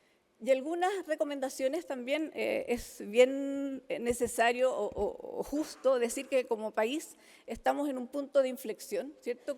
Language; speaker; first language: Spanish; native; Spanish